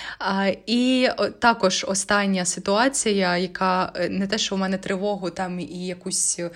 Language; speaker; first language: Ukrainian; native; Ukrainian